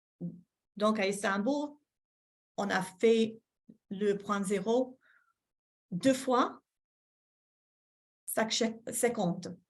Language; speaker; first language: French; non-native, fluent; English